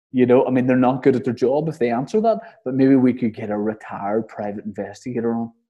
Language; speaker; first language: English; native; English